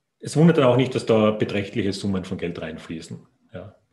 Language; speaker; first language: German; native; German